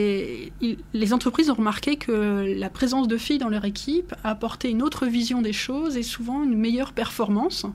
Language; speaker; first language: French; native; French